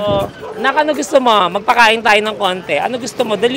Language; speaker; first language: Filipino; native; Filipino